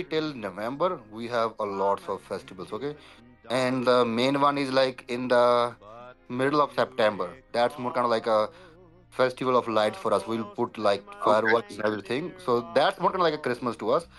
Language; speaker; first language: English; non-native, local second language; Punjabi